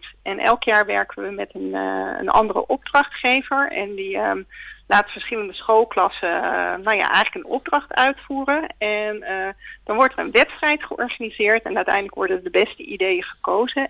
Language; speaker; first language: Dutch; native; Dutch